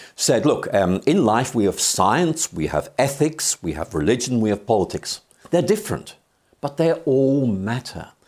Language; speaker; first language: English; native; English